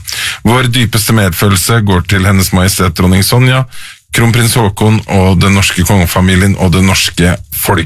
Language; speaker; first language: Norwegian; native; Norwegian